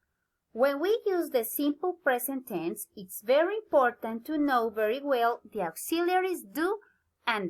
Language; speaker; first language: English; non-native, learner; Spanish